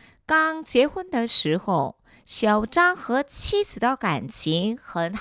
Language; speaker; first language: Chinese; non-native, fluent; Korean